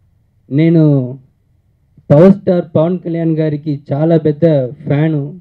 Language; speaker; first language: Telugu; early bilingual, heritage; Telugu